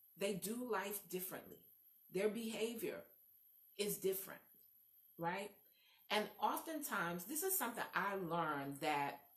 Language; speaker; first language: English; native; English